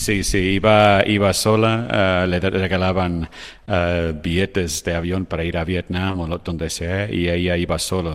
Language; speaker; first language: Spanish; non-native, fluent; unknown